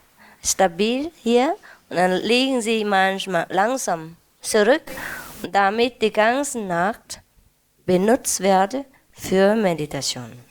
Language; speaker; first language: German; non-native, learner; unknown